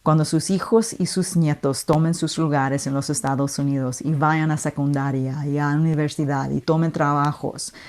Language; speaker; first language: Spanish; early bilingual, heritage; Spanish